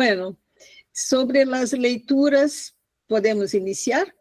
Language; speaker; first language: Spanish; non-native, fluent; Portuguese